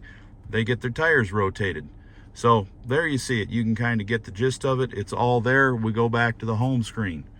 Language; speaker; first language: English; native; English